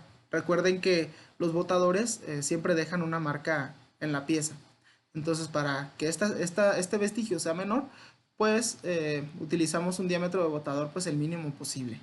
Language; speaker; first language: Spanish; native; Spanish